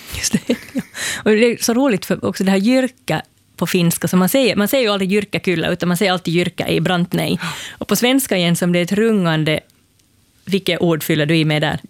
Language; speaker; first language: Swedish; native; Swedish